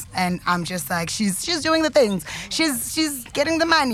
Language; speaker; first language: English; non-native, local second language; Zulu